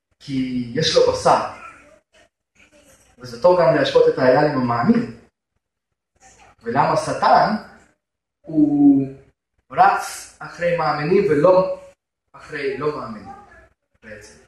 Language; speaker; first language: Hebrew; non-native, fluent; Russian